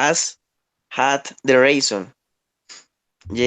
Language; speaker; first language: English; non-native, learner; Spanish